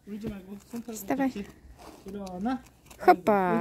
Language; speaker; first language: Russian; native; Russian